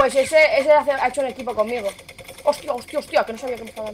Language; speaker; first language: Spanish; native; Spanish